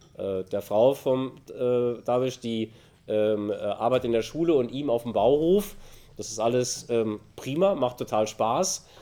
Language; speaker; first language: German; native; German